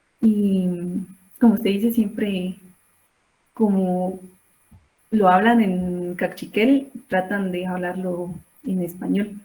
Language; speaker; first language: Spanish; native; Spanish